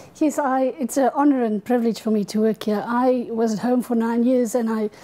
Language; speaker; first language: English; non-native, local second language; Afrikaans